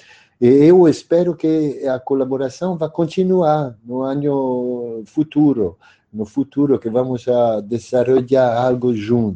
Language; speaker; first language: Portuguese; non-native, fluent; Italian